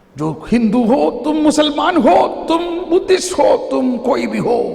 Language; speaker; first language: Hindi; non-native, local second language; Malayalam